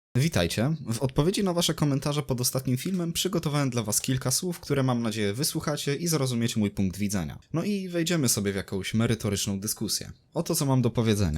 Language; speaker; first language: Polish; native; Polish